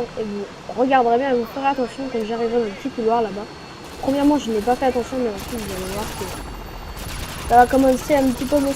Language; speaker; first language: French; native; French